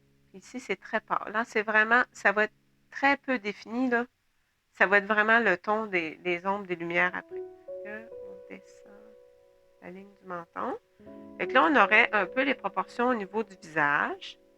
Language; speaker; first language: French; native; French